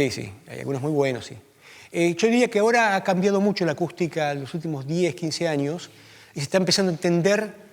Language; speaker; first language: Spanish; native; Spanish